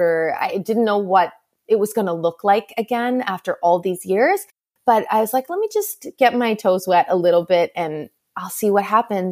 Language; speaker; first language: English; native; English